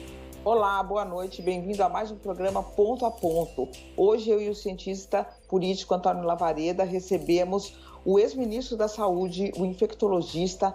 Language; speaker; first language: Portuguese; native; Portuguese